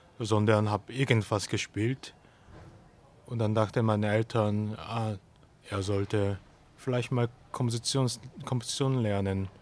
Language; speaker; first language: German; non-native, fluent; Korean